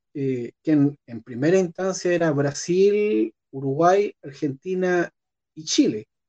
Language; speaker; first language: Spanish; native; Spanish